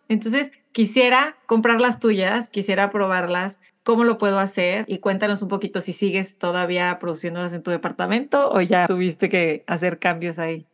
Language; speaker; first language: Spanish; native; Spanish